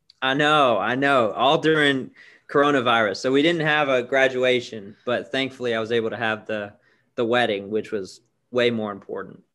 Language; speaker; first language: English; native; English